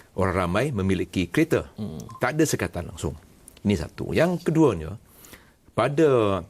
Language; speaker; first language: Malay; non-native, local second language; Chinese